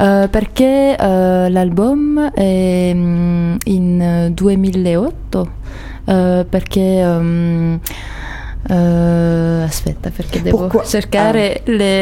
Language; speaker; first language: Italian; non-native, learner; French